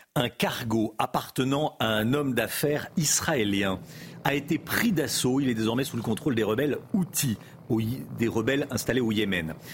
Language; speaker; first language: French; native; French